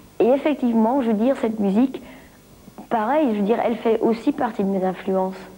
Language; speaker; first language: French; non-native, local second language; Dutch